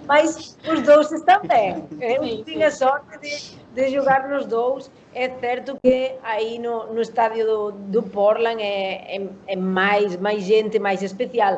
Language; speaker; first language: Portuguese; non-native, learner; Spanish